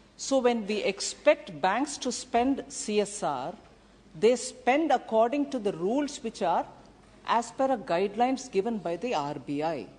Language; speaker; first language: English; non-native, local second language; Tamil